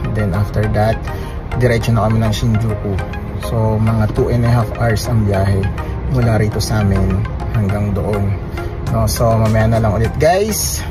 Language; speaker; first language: Filipino; native; Filipino